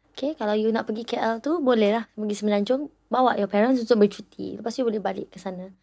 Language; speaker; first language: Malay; native; Malay